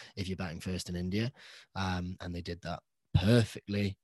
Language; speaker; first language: English; early bilingual, other home language; Hindi